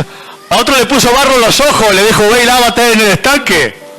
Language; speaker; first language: Spanish; native; Spanish